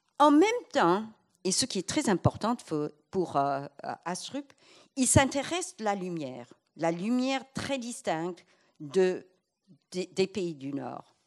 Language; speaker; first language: French; non-native, fluent; English